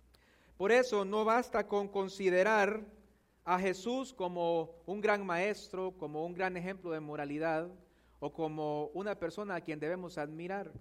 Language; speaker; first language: Spanish; native; Spanish